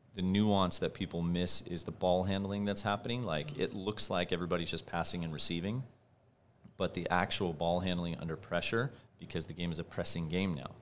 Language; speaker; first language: English; native; English